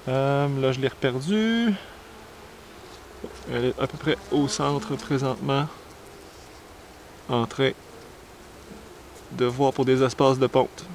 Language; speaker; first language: French; native; French